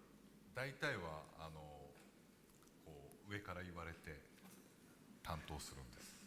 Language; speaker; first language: Japanese; native; Japanese